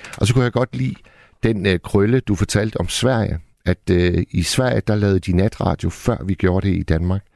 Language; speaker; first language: Danish; native; Danish